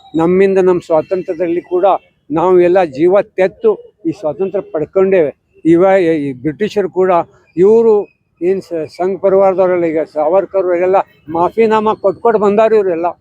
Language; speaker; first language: Kannada; non-native, local second language; Urdu